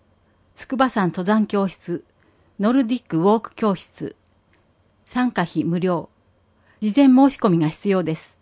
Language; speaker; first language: Japanese; native; Japanese